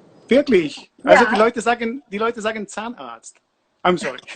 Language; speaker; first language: German; non-native, learner; Polish